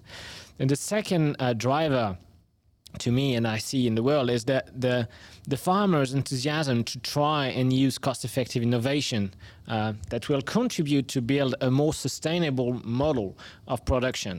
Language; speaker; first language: English; non-native, fluent; French